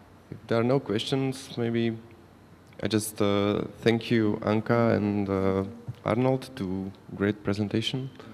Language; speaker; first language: English; non-native, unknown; Slovak